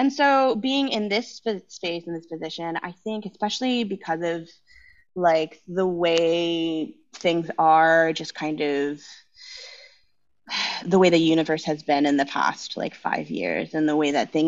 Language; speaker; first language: English; native; English